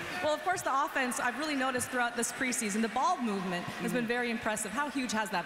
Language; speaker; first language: English; native; English